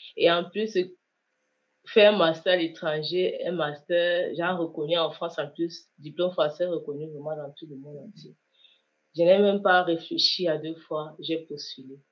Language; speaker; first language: French; non-native, local second language; Kinyarwanda